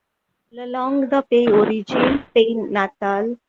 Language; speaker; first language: French; non-native, fluent; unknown